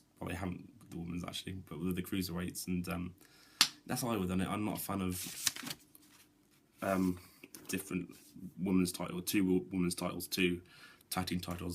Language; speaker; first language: English; native; English